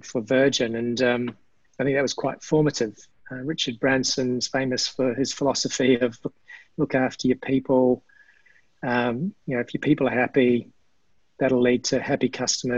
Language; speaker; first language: English; native; English